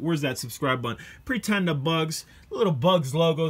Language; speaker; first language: English; native; English